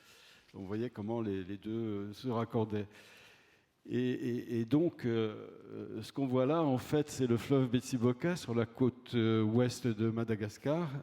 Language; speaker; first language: French; native; French